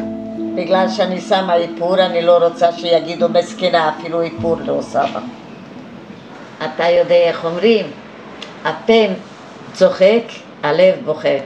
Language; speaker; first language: Hebrew; non-native, fluent; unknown